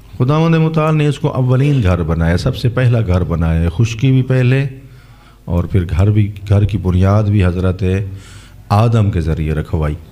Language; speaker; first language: Urdu; non-native, local second language; Saraiki